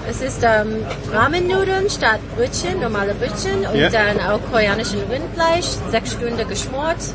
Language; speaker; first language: German; non-native, learner; Korean